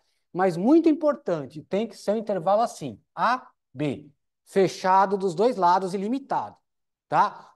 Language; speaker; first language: Portuguese; native; Portuguese